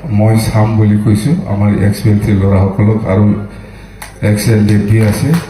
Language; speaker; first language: Assamese; non-native, local second language; Bodo